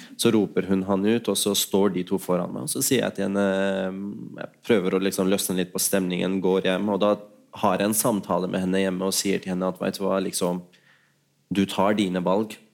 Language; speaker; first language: Norwegian; early bilingual, other home language; Urdu